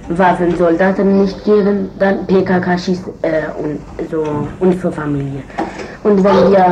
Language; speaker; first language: German; non-native, learner; Kurdish